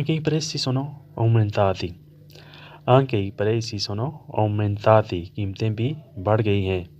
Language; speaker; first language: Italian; non-native, fluent; Urdu